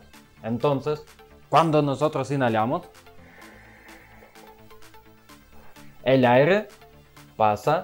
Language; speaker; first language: Spanish; non-native, learner; Russian